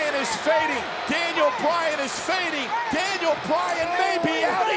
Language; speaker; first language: English; native; English